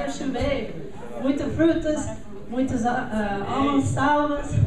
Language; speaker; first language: Portuguese; non-native, learner; English